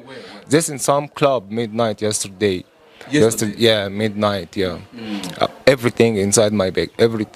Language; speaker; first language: English; non-native, learner; Arabic